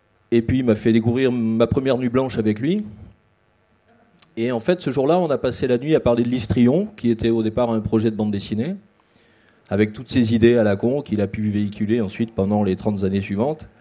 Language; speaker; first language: French; native; French